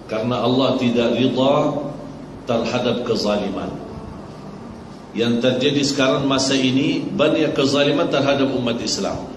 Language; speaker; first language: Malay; non-native, fluent; Arabic